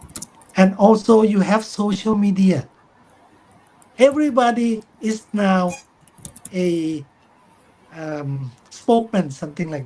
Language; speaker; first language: English; non-native, fluent; Thai